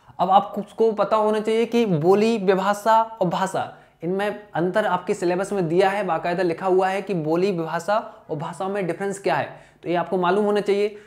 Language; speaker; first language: Hindi; native; Hindi